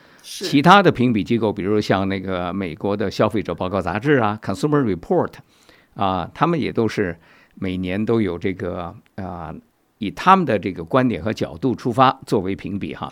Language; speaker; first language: Chinese; native; Chinese